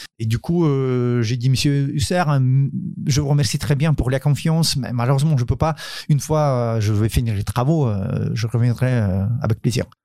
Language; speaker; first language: French; non-native, fluent; Ukrainian